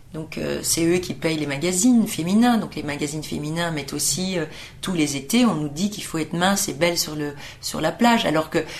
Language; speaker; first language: French; native; French